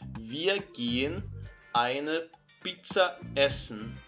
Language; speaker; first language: German; non-native, fluent; Portuguese